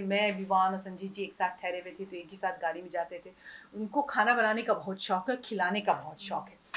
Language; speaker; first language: Hindi; native; Hindi